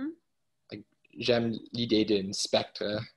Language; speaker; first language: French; early bilingual, heritage; English